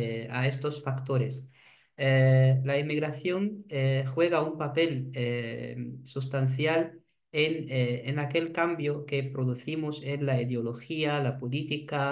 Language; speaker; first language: Spanish; non-native, fluent; Arabic